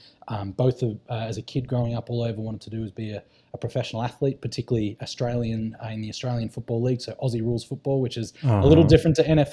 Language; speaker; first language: English; native; English